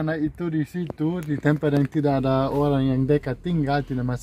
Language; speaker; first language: Indonesian; non-native, learner; German